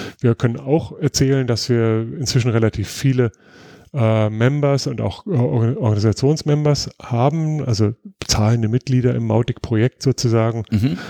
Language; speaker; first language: German; native; German